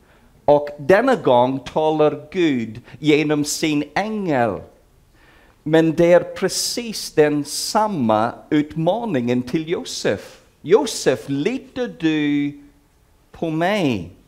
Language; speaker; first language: Swedish; non-native, fluent; English